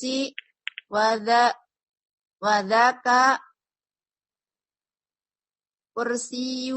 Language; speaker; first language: Arabic; non-native, learner; Indonesian